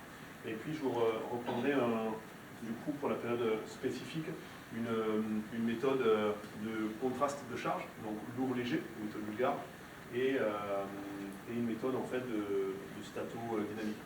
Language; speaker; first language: French; native; French